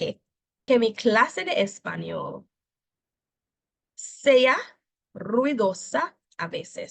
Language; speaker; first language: Spanish; non-native, fluent; English